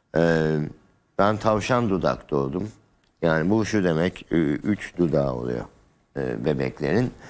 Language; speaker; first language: Turkish; native; Turkish